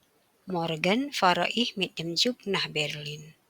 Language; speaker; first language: German; non-native, fluent; Indonesian